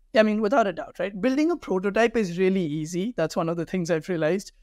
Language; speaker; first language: English; non-native, local second language; Hindi